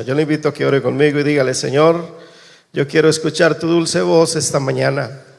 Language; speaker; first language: Spanish; native; Spanish